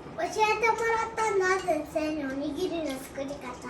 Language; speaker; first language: Japanese; non-native, fluent; Thai